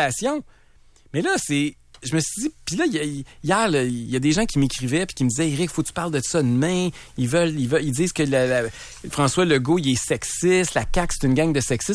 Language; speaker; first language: French; native; French